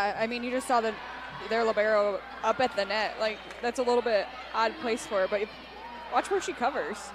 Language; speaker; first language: English; native; English